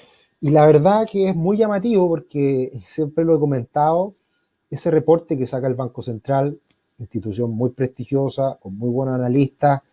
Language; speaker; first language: Spanish; native; Spanish